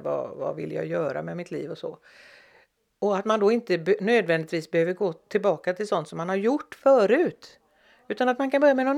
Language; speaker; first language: Swedish; native; Swedish